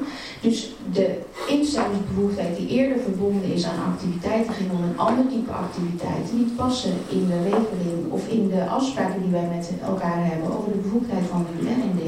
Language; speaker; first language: Dutch; native; Dutch